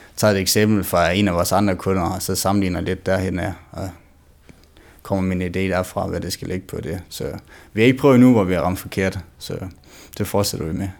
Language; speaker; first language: Danish; native; Danish